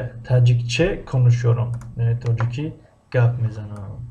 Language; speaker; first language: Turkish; non-native, fluent; Tajik